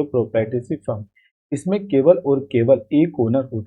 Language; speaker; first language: Hindi; native; Hindi